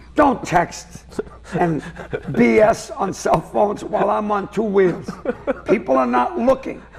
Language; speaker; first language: English; native; English